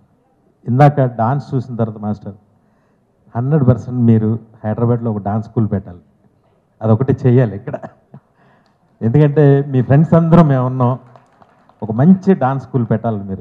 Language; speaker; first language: Telugu; native; Telugu